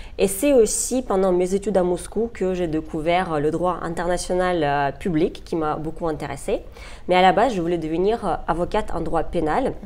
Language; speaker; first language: French; non-native, fluent; Russian